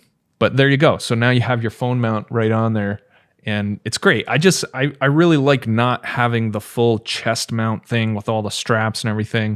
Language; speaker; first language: English; native; English